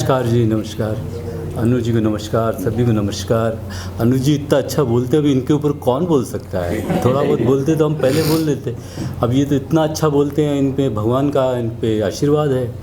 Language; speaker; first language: Hindi; native; Hindi